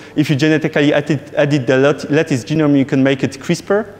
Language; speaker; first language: English; non-native, fluent; Polish